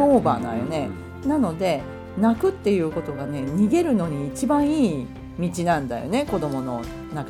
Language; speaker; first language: Japanese; native; Japanese